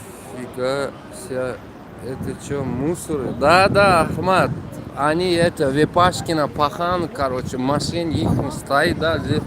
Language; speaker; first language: Russian; non-native, fluent; Turkmen